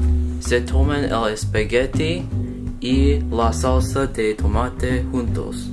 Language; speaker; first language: Spanish; non-native, learner; English